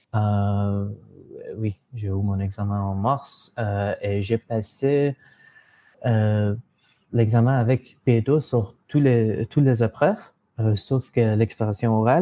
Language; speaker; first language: French; non-native, fluent; English